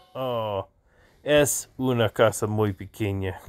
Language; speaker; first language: Spanish; non-native, learner; English